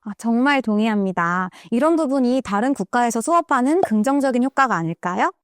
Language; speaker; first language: Korean; native; Korean